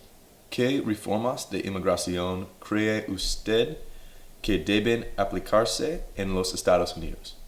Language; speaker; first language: Spanish; non-native, learner; English